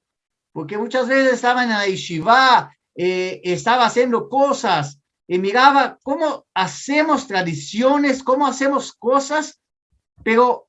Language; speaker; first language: Spanish; non-native, fluent; Portuguese